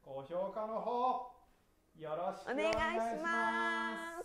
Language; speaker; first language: Japanese; native; Japanese